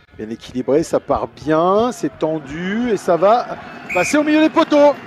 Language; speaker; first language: French; native; French